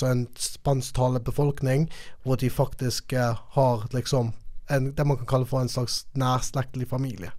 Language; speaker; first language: Norwegian; native; Norwegian